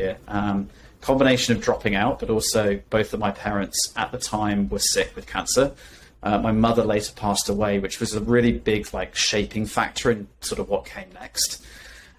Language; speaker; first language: English; native; English